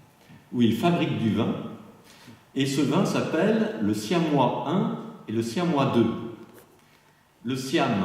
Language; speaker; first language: French; native; French